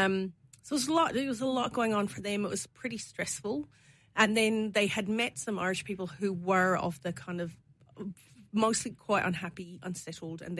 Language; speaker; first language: English; native; English